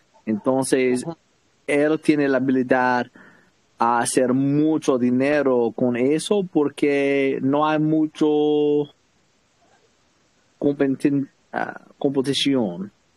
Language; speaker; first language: Spanish; non-native, learner; English